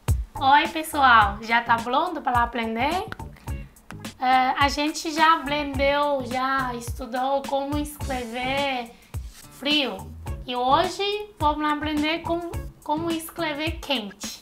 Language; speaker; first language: Portuguese; non-native, fluent; Chinese